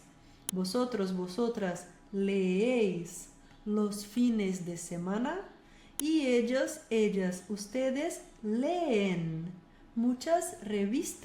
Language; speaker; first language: Spanish; non-native, fluent; Portuguese